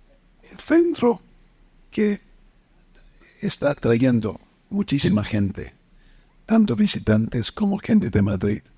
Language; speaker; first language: Spanish; non-native, fluent; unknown